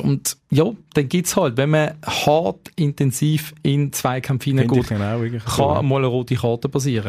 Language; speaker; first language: German; native; German